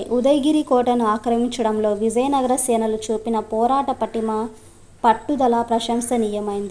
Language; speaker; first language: Telugu; native; Telugu